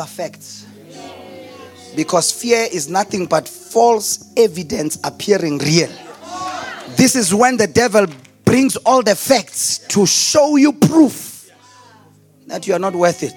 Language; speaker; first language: English; non-native, local second language; Zulu